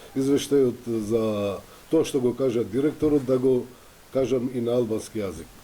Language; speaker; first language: Macedonian; non-native, local second language; Albanian